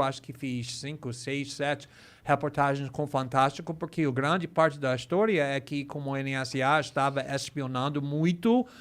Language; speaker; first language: Portuguese; non-native, fluent; English